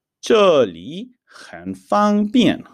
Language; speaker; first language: Chinese; non-native, fluent; Hebrew